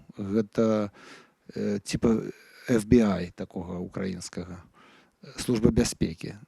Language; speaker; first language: Belarusian; non-native, local second language; Russian